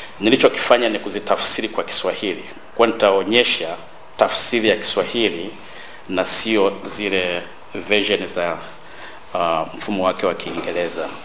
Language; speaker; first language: Swahili; native; Swahili